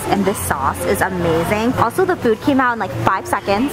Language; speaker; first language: English; early bilingual, other home language; Vietnamese